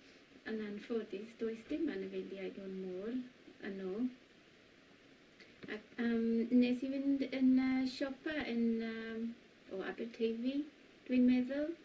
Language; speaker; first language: Welsh; non-native, learner; English